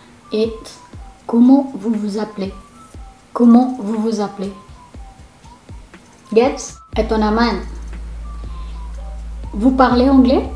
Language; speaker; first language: French; non-native, learner; Filipino